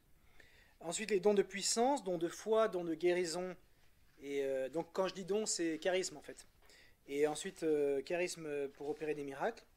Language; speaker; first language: French; native; French